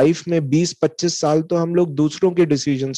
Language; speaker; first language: English; non-native, local second language; Hindi